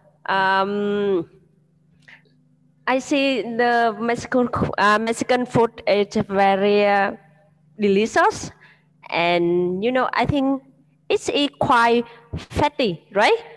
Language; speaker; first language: English; non-native, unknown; Vietnamese